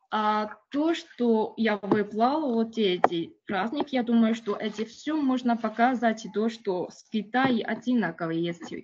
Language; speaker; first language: Russian; non-native, learner; Chinese